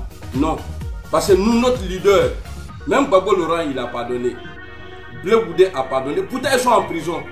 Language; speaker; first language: French; native; French